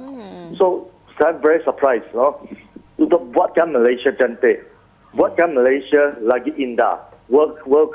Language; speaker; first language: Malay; non-native, local second language; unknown